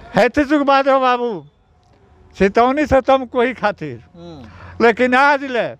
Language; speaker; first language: Hindi; native; Hindi